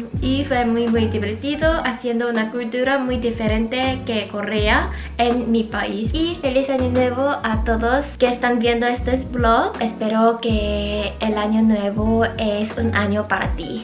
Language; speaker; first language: Spanish; non-native, local second language; Korean